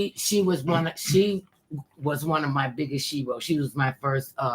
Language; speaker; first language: English; native; English